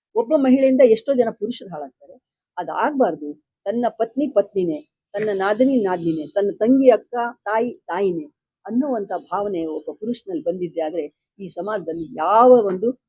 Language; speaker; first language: Kannada; non-native, local second language; Lambadi